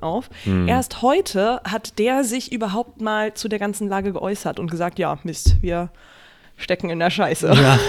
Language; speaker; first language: German; native; German